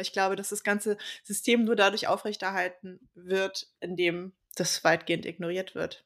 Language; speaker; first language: German; native; German